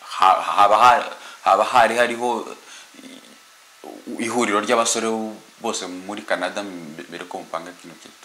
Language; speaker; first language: Kinyarwanda; native; Kinyarwanda